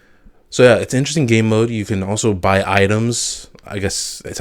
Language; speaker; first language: English; native; English